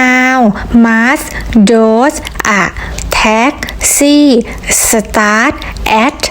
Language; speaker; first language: English; non-native, learner; Thai